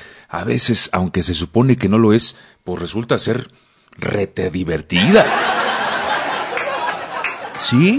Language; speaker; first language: Spanish; native; Spanish